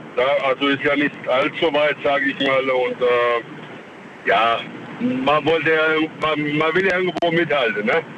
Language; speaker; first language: German; non-native, fluent; Chinese